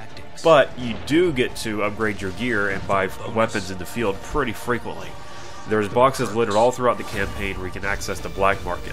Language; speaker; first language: English; native; English